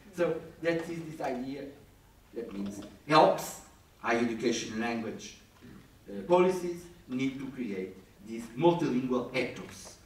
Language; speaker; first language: English; non-native, fluent; Portuguese